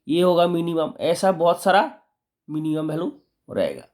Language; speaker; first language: Hindi; non-native, local second language; Bangla